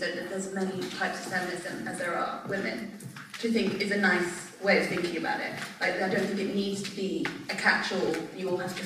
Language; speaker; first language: English; native; English